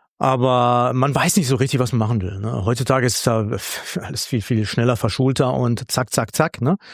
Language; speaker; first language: German; early bilingual, other home language; Greek